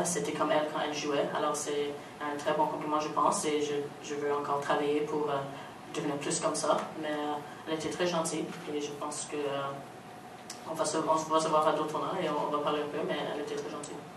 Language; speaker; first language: French; non-native, local second language; English